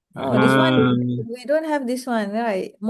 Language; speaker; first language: English; non-native, local second language; Malay